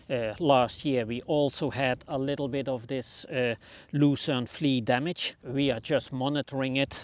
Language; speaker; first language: English; non-native, fluent; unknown